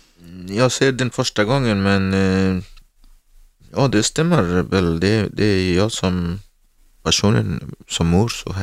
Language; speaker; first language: Swedish; non-native, learner; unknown